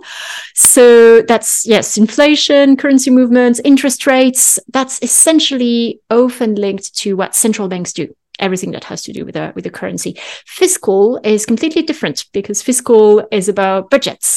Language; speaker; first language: English; non-native, fluent; French